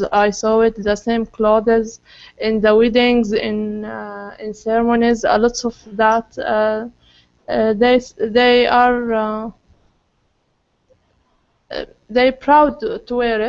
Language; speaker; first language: English; non-native, learner; Arabic